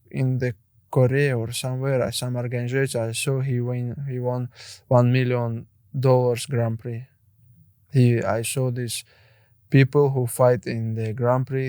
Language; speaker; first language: English; non-native, learner; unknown